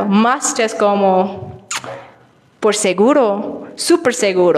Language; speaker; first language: Spanish; non-native, learner; English